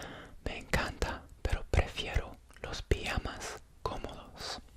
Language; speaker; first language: Spanish; non-native, learner; English